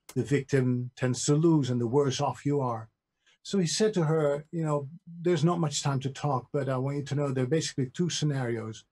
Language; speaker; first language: English; non-native, fluent; Dutch